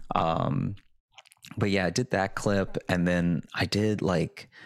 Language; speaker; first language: English; native; English